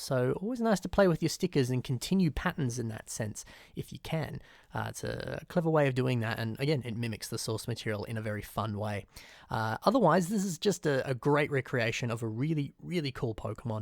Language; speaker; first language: English; native; English